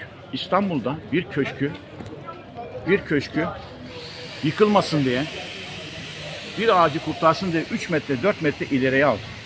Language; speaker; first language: Turkish; native; Turkish